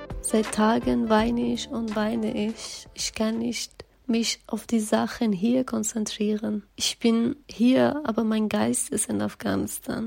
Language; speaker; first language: German; non-native, learner; Persian